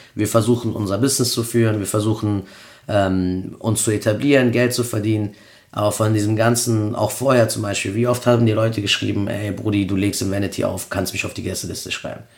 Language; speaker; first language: German; early bilingual, other home language; Spanish